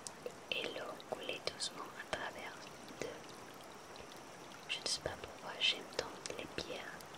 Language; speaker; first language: French; non-native, fluent; Spanish